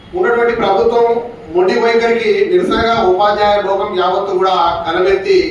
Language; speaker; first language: Telugu; native; Telugu